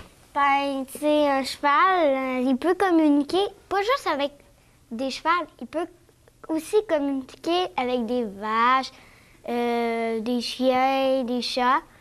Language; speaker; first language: French; native; French